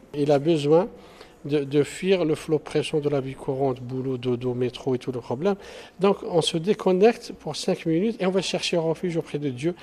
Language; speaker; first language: French; non-native, local second language; Arabic